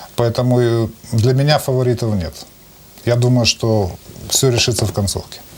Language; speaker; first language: Russian; native; Russian